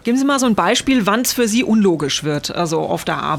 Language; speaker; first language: German; native; German